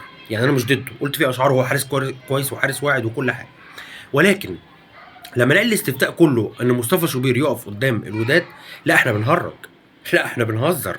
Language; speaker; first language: Arabic; native; Arabic